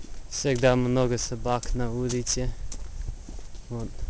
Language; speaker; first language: Russian; non-native, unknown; English